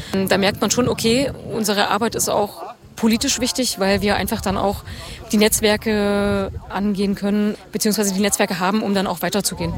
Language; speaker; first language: German; native; German